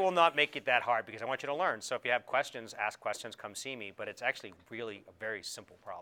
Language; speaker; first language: English; native; English